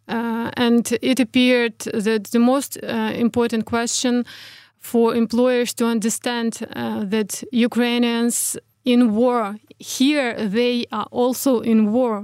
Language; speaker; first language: English; non-native, fluent; Ukrainian